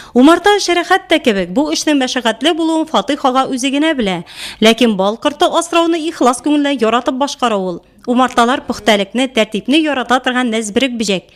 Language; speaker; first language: Tatar; native; Tatar